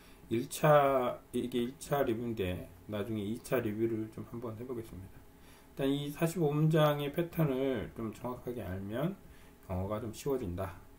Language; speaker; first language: Korean; native; Korean